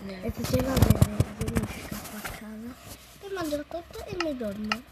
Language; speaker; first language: Italian; early bilingual, other home language; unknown